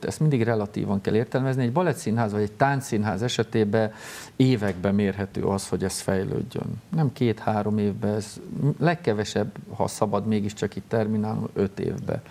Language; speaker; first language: Hungarian; native; Hungarian